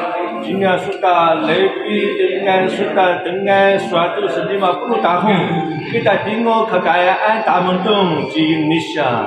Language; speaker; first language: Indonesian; non-native, learner; Chinese